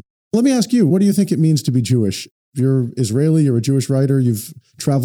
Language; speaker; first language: English; native; English